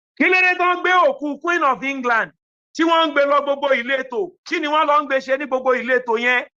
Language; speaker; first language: Yoruba; native; Yoruba